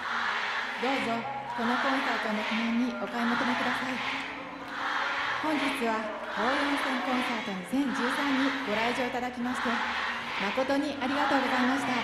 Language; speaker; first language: Japanese; native; Japanese